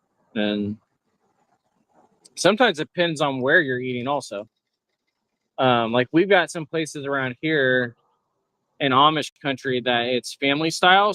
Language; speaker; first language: English; native; English